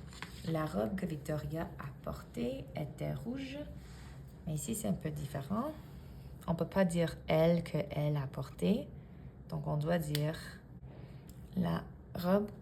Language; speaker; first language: French; non-native, fluent; English